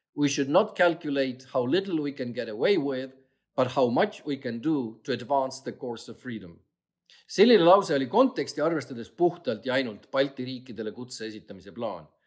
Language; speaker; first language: Estonian; native; Estonian